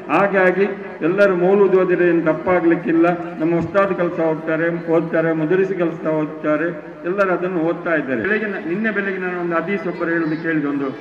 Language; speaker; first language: Kannada; non-native, local second language; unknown